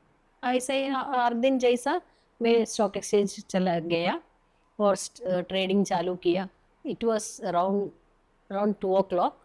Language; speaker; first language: Hindi; non-native, local second language; Malayalam